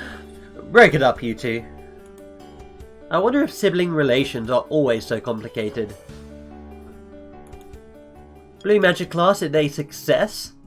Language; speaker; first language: English; native; English